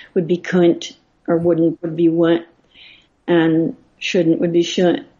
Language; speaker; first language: English; native; English